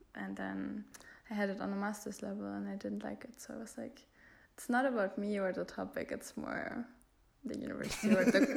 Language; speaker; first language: English; non-native, fluent; German